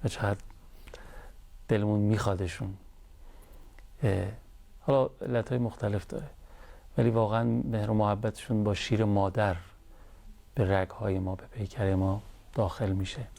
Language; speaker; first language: Persian; native; Persian